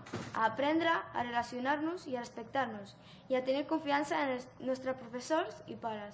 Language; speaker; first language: Catalan; early bilingual, other home language; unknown